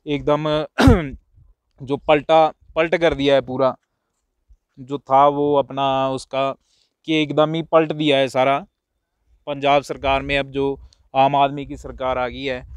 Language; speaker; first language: Hindi; native; Hindi